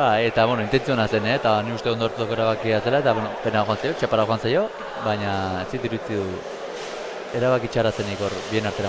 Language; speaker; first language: Basque; native; Basque